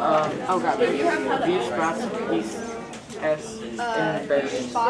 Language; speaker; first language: German; non-native, learner; English